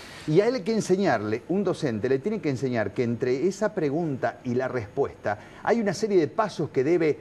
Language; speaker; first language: Spanish; native; Spanish